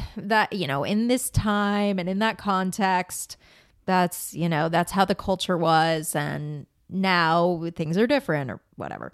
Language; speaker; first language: English; native; English